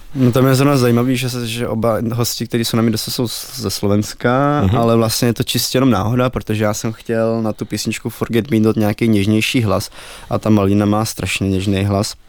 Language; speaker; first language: Czech; early bilingual, other home language; Vietnamese